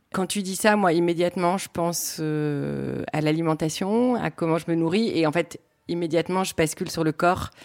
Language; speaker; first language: French; native; French